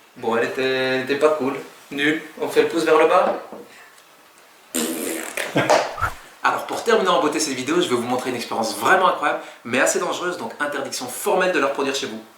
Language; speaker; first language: French; native; French